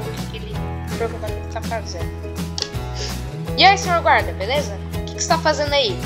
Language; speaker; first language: Portuguese; native; Portuguese